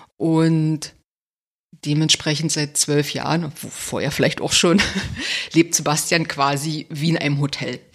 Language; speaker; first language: German; native; German